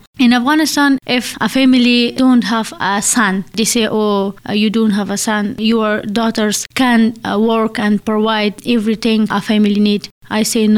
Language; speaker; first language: English; non-native, learner; Persian